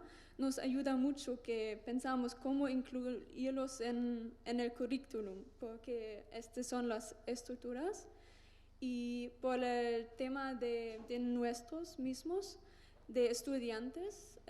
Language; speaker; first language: Spanish; non-native, learner; German